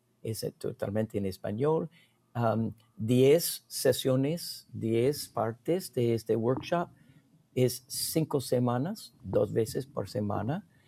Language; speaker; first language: Spanish; non-native, learner; English